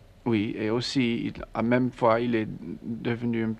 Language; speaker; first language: French; non-native, learner; English